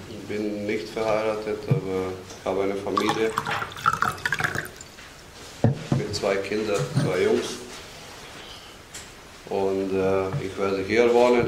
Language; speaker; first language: German; non-native, fluent; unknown